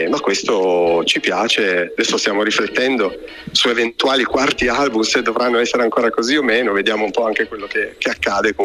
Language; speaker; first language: Italian; native; Italian